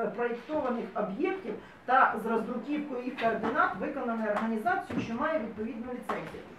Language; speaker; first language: Ukrainian; non-native, local second language; Russian